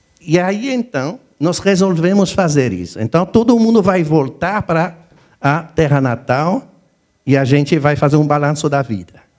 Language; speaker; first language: Portuguese; non-native, fluent; French